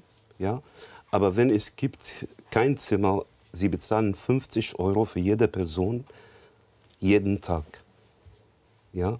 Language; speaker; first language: German; non-native, learner; Arabic